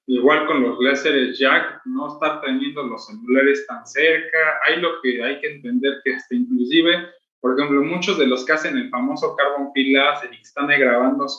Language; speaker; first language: Spanish; native; Spanish